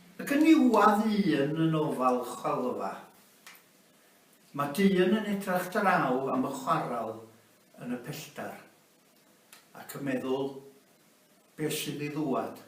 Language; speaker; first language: Welsh; native; Welsh